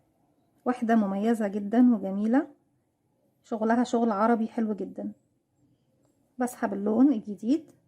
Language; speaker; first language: Arabic; native; Arabic